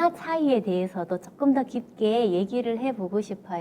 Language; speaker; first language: Korean; native; Korean